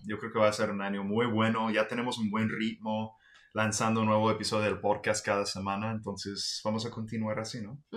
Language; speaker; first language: Spanish; non-native, fluent; English